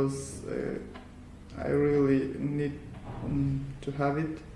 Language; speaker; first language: English; non-native, learner; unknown